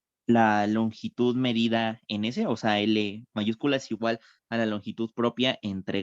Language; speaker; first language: Spanish; native; Spanish